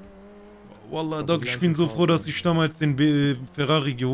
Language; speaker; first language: German; early bilingual, other home language; Turkish